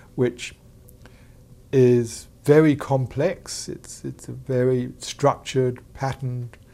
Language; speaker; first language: English; native; English